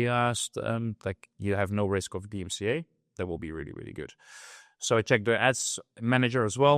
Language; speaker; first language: English; non-native, fluent; Dutch